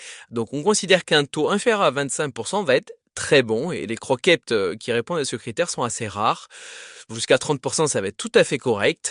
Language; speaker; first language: French; native; French